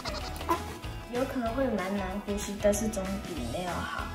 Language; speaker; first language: Chinese; early bilingual, heritage; Chinese